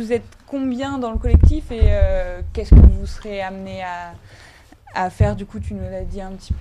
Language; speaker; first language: French; native; French